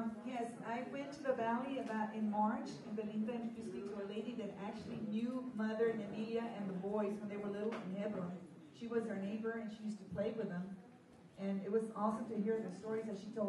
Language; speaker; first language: English; early bilingual, other home language; Spanish